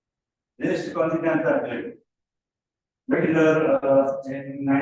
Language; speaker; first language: English; non-native, learner; Indonesian